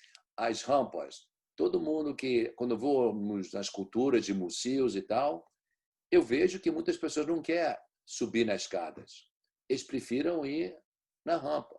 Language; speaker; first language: Portuguese; early bilingual, heritage; Portuguese